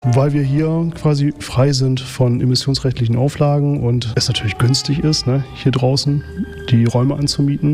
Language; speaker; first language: German; native; German